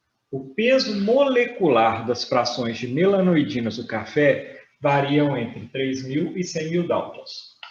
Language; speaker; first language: Portuguese; native; Portuguese